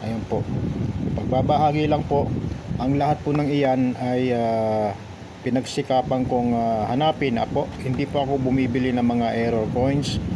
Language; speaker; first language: Filipino; non-native, local second language; Cebuano